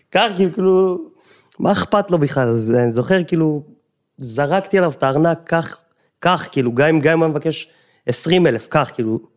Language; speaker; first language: Hebrew; native; Hebrew